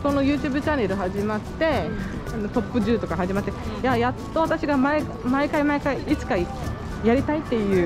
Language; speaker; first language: Japanese; non-native, fluent; Portuguese